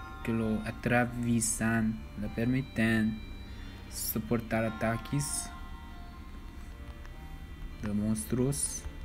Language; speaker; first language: Spanish; non-native, learner; English